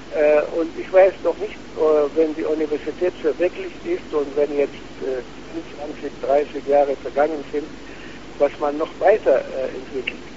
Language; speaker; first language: German; non-native, fluent; Arabic